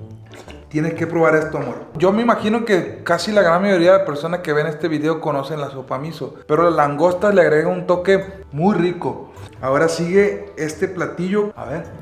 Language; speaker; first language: Spanish; native; Spanish